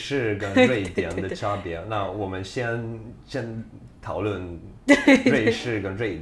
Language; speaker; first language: Chinese; non-native, fluent; Swedish